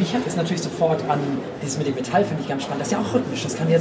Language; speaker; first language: German; native; German